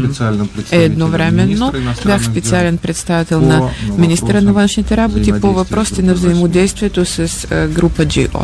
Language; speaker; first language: Bulgarian; non-native, fluent; Russian